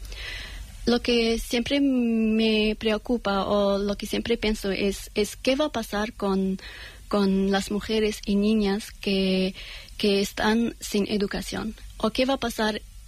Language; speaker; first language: Spanish; non-native, learner; Persian